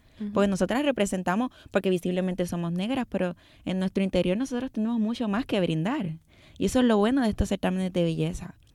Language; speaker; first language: Spanish; native; Spanish